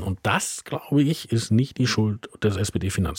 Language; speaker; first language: German; native; German